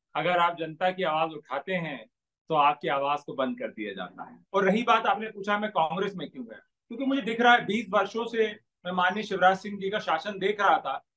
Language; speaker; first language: Hindi; native; Hindi